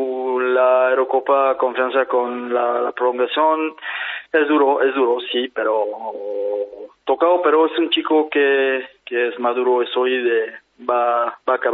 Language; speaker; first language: Spanish; non-native, fluent; French